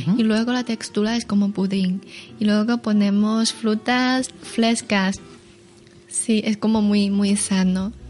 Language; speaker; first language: Spanish; non-native, learner; Chinese